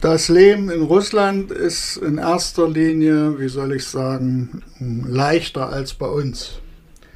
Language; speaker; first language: German; native; German